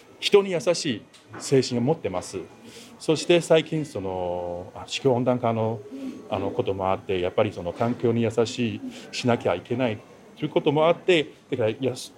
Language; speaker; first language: Japanese; non-native, fluent; Chinese